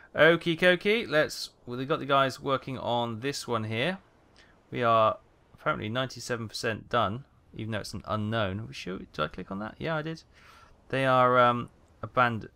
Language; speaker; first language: English; native; English